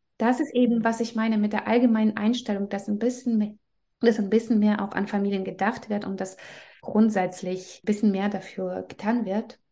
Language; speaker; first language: German; non-native, fluent; Russian